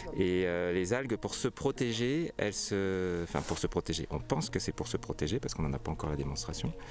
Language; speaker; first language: French; native; French